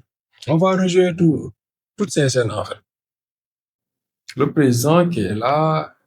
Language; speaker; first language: French; non-native, local second language; Wolof